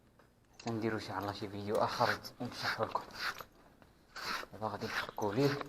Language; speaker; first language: Arabic; native; Arabic